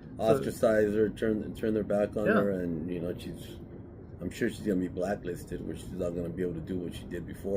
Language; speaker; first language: English; native; English